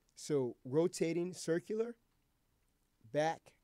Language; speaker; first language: English; native; English